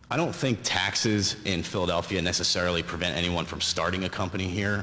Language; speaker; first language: English; native; English